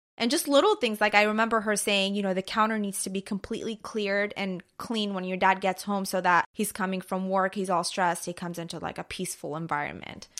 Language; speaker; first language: English; early bilingual, other home language; Persian